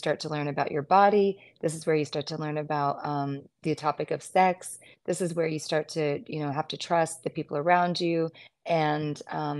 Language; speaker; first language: English; native; English